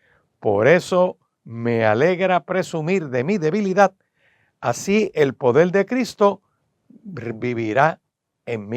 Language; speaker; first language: Spanish; native; Spanish